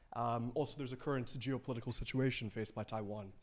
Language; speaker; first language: English; native; English